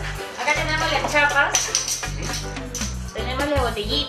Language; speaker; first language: Spanish; native; Spanish